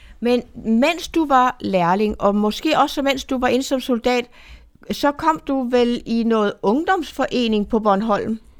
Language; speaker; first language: Danish; native; Danish